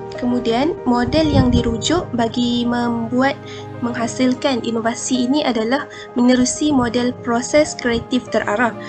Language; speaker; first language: Malay; native; Malay